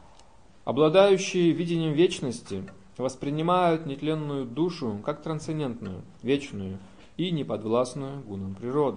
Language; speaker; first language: Russian; native; Russian